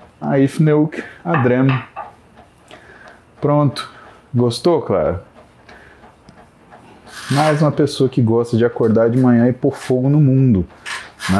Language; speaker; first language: Portuguese; native; Portuguese